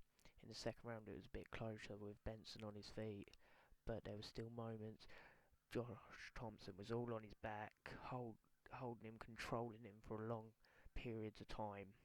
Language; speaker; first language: English; native; English